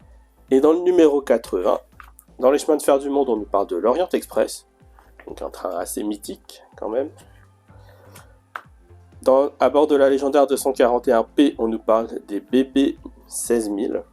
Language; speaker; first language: French; native; French